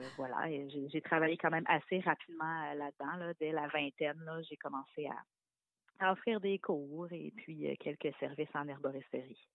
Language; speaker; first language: French; native; French